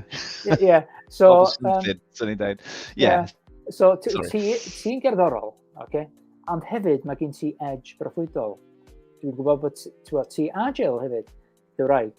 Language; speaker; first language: Welsh; native; Welsh